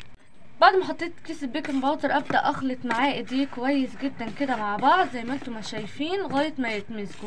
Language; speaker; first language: Arabic; native; Arabic